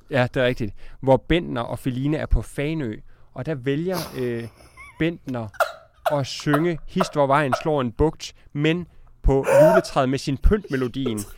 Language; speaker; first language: Danish; native; Danish